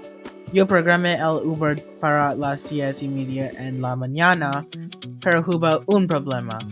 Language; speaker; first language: Spanish; non-native, learner; English